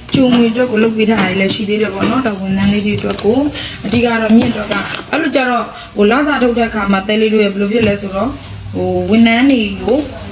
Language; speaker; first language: Burmese; native; Burmese